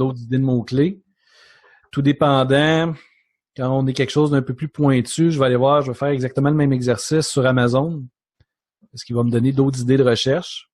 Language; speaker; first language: French; native; French